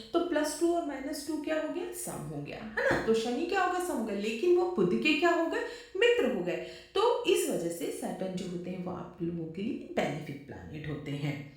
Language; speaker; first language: Hindi; native; Hindi